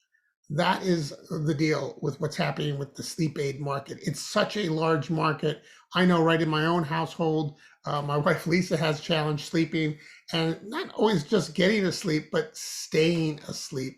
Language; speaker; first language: English; native; English